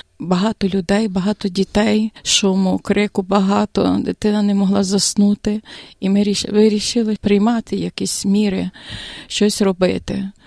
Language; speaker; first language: Ukrainian; native; Ukrainian